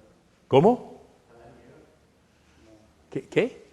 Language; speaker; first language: Spanish; non-native, fluent; English